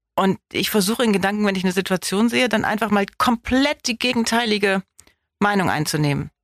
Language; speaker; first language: German; native; German